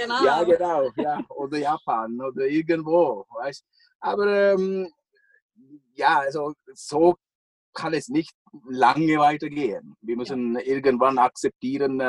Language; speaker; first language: German; non-native, fluent; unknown